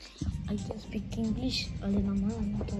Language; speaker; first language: English; non-native, learner; Hebrew